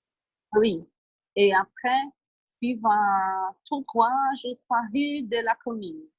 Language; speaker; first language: French; non-native, learner; Portuguese